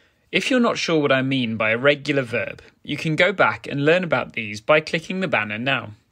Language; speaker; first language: English; native; English